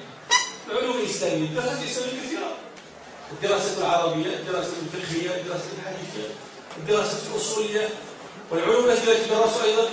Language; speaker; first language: Arabic; native; Arabic